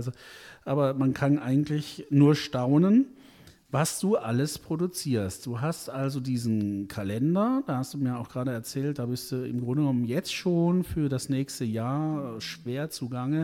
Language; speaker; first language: German; native; German